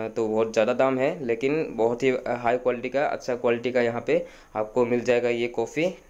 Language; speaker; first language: Hindi; native; Hindi